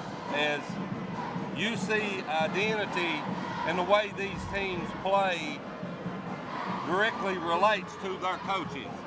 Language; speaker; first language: English; native; English